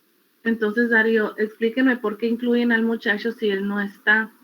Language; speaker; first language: Spanish; native; Spanish